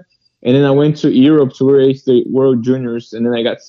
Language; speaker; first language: English; early bilingual, other home language; Portuguese